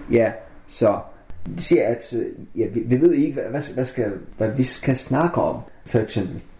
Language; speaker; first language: Danish; non-native, learner; Arabic